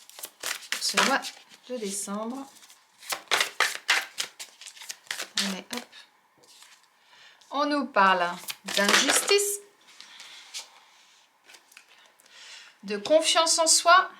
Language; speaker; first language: French; native; French